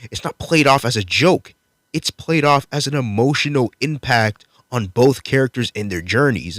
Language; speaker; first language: English; native; English